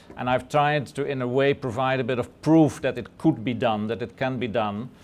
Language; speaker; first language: English; non-native, fluent; Dutch